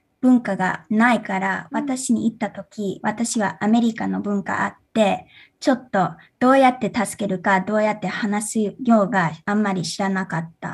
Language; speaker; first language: Japanese; early bilingual, heritage; English